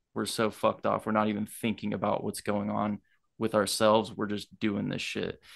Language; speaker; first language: English; native; English